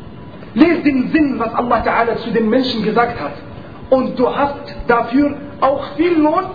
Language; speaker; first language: German; non-native, fluent; Arabic